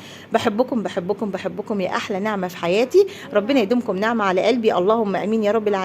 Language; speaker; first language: Arabic; native; Arabic